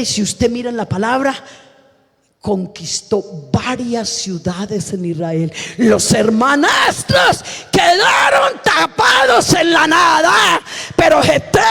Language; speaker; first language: Spanish; native; Spanish